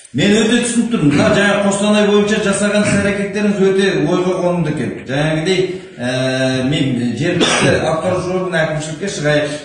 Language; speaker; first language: Kazakh; native; Kazakh